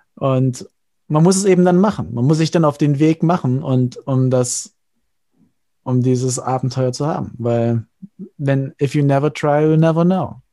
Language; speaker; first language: German; native; German